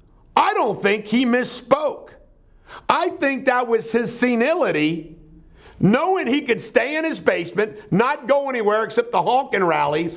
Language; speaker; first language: English; native; English